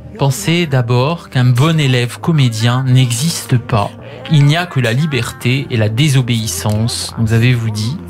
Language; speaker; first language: French; native; French